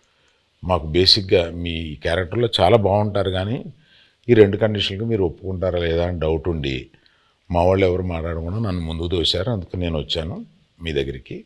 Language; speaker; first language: Telugu; native; Telugu